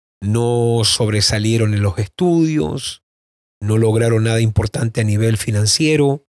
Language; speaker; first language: Spanish; native; Spanish